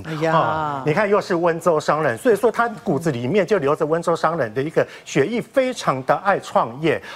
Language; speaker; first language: Chinese; native; Chinese